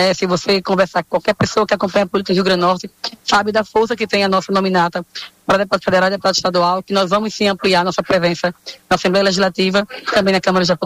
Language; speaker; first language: Portuguese; native; Portuguese